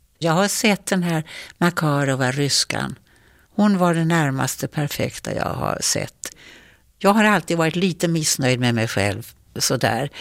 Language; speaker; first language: Swedish; native; Swedish